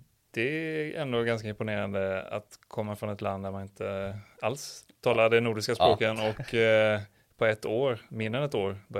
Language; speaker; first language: Swedish; native; Swedish